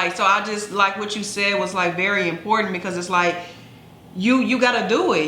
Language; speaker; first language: English; native; English